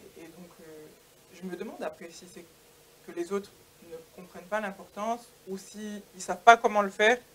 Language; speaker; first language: French; native; French